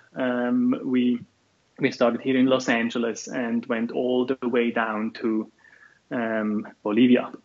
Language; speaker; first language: English; non-native, fluent; German